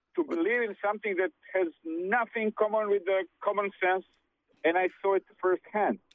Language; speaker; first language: English; non-native, fluent; Serbian